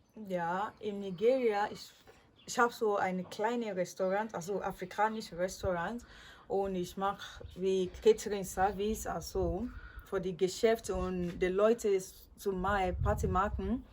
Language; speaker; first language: German; non-native, learner; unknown